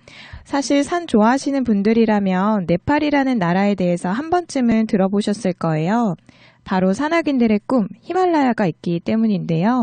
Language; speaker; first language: Korean; native; Korean